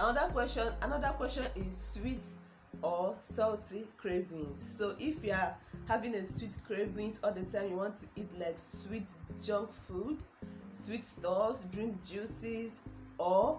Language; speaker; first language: English; non-native, local second language; Igbo